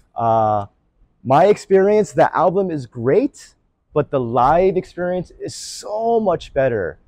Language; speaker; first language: English; native; English